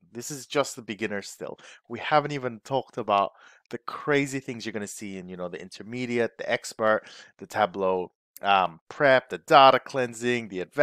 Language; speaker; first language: English; native; English